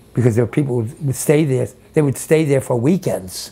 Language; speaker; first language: English; native; English